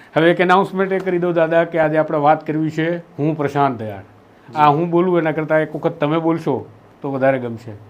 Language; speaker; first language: Gujarati; native; Gujarati